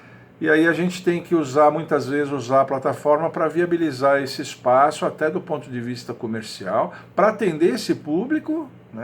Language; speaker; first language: Portuguese; native; Portuguese